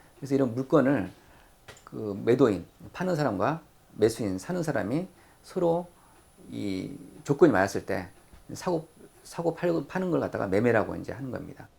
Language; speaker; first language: Korean; native; Korean